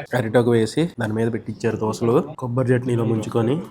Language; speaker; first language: Telugu; native; Telugu